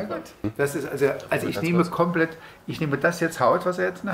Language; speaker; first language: German; native; German